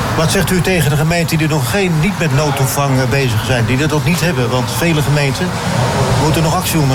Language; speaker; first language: Dutch; native; Dutch